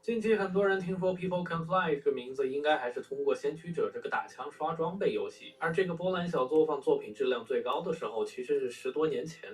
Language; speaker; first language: Chinese; native; Chinese